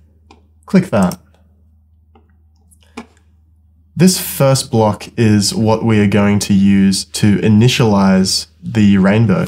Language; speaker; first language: English; native; English